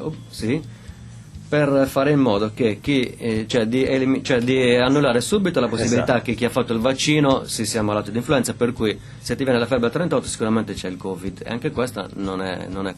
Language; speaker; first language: Italian; native; Italian